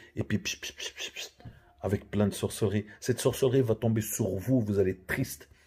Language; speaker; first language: French; non-native, local second language; Arabic